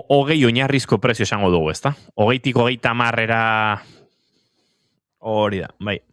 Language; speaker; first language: Basque; native; Basque